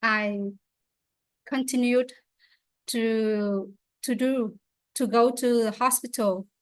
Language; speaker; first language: English; non-native, learner; Vietnamese